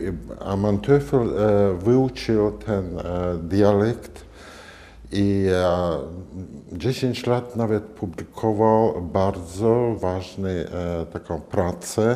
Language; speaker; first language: Polish; non-native, fluent; Latvian